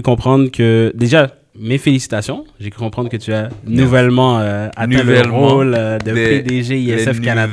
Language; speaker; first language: French; native; French